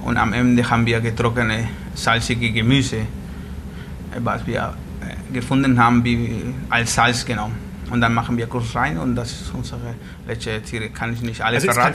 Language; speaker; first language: German; non-native, learner; Spanish